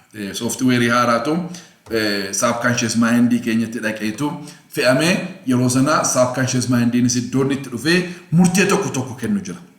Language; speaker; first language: Oromo; non-native, local second language; Amharic